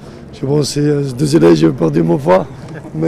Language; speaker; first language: French; non-native, learner; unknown